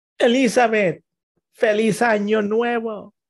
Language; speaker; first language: Spanish; non-native, fluent; English